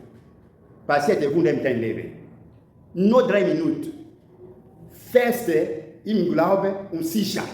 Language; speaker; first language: German; non-native, learner; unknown